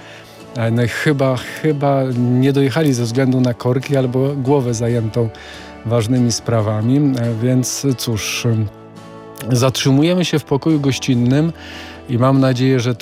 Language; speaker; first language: Polish; native; Polish